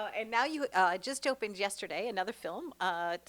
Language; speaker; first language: English; native; English